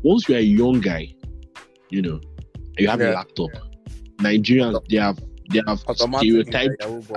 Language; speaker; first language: English; non-native, local second language; Yoruba